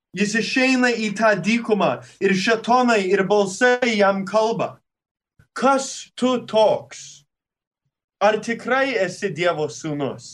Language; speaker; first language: Lithuanian; early bilingual, heritage; Lithuanian